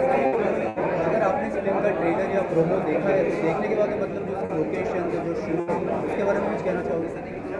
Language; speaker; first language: Hindi; native; Hindi